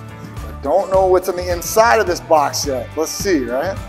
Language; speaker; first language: English; native; English